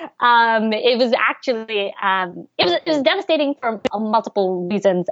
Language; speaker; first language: English; early bilingual, other home language; Bangla